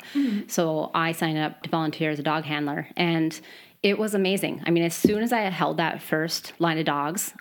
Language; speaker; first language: English; native; English